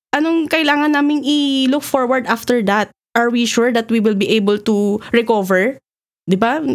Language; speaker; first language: Filipino; native; Filipino